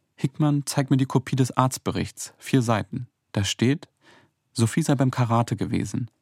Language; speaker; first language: German; native; German